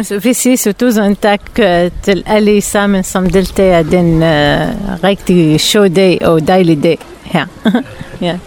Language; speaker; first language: Danish; non-native, learner; Arabic